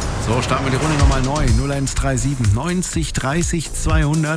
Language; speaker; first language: German; native; German